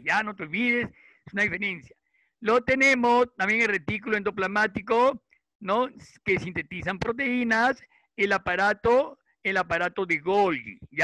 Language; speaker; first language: Spanish; native; Spanish